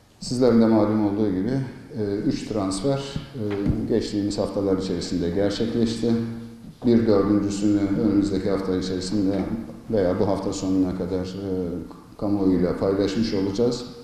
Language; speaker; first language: Turkish; native; Turkish